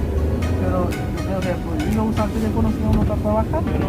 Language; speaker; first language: Spanish; non-native, fluent; Haitian Creole